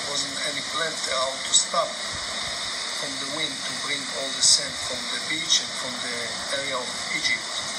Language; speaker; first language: English; non-native, learner; Hebrew